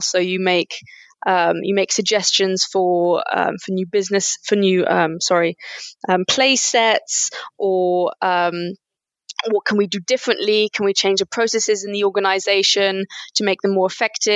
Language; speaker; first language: English; native; English